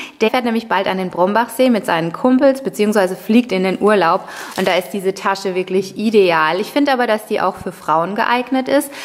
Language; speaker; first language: German; non-native, fluent; Italian